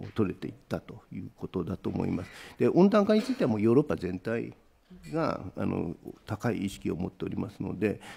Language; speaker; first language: Japanese; native; Japanese